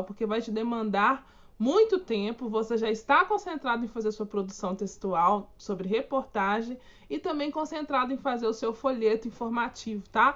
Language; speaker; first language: Portuguese; native; Portuguese